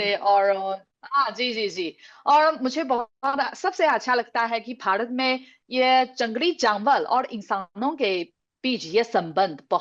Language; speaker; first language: Hindi; non-native, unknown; Chinese